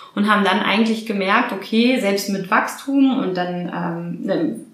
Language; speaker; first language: German; native; German